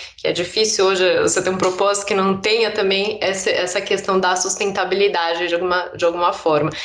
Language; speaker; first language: Portuguese; native; Portuguese